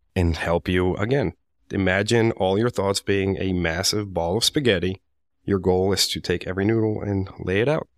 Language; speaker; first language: English; non-native, fluent; Spanish